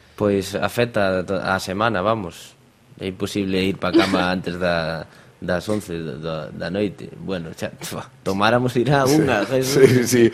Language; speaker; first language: Galician; non-native, local second language; Spanish